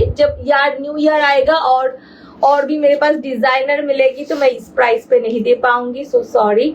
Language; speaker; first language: Hindi; non-native, local second language; Bangla